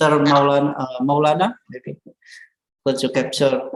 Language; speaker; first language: English; non-native, learner; Indonesian